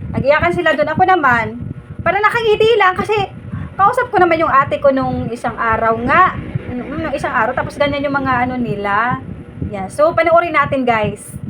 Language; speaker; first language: Filipino; native; Filipino